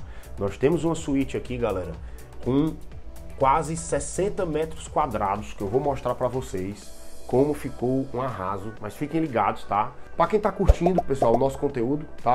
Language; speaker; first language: Portuguese; native; Portuguese